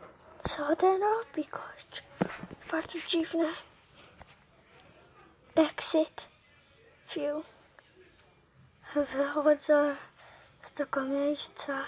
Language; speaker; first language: Polish; early bilingual, heritage; Polish